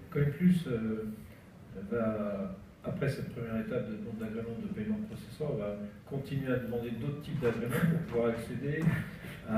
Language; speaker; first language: French; native; French